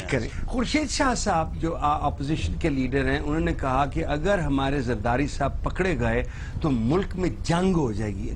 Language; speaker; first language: Urdu; non-native, local second language; Punjabi